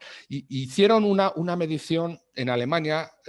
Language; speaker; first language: Spanish; native; Spanish